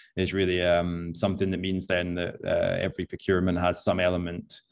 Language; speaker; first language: English; native; English